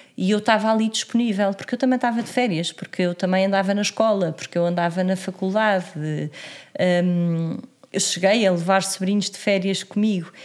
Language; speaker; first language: Portuguese; native; Portuguese